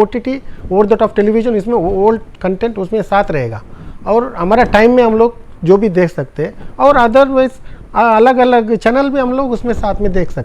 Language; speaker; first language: Hindi; non-native, local second language; Tulu